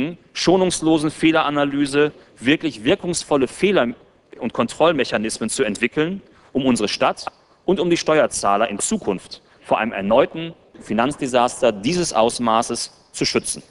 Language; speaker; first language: German; native; German